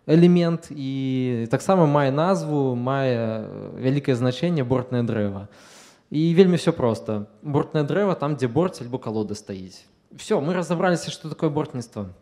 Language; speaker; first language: Russian; non-native, local second language; Belarusian